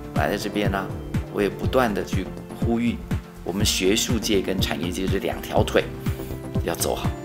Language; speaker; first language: Chinese; native; Chinese